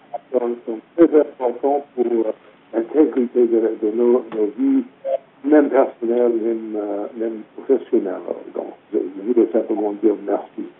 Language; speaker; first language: French; non-native, fluent; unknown